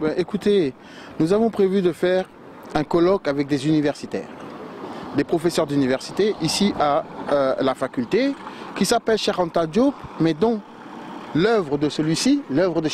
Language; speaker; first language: French; non-native, local second language; Wolof